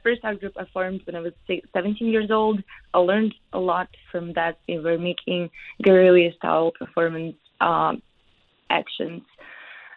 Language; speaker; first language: English; non-native, fluent; Russian